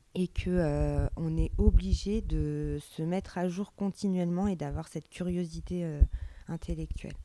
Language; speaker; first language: French; native; French